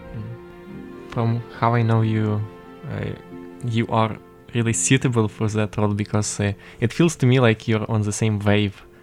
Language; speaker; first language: English; non-native, fluent; Ukrainian